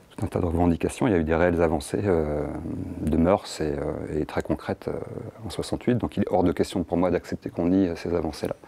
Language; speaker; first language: French; native; French